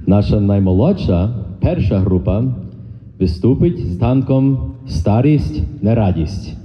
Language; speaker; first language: Ukrainian; early bilingual, other home language; English